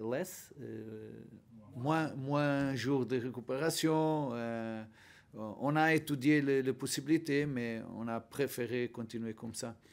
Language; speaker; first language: French; non-native, learner; Portuguese